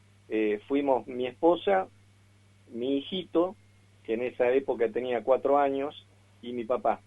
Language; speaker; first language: Spanish; native; Spanish